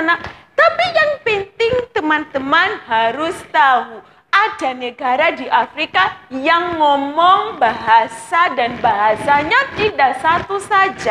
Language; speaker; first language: Indonesian; non-native, fluent; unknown